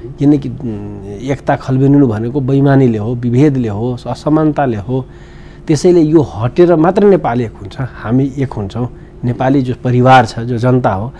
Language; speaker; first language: Nepali; non-native, local second language; Bhojpuri